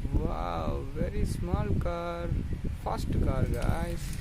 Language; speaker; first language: English; non-native, learner; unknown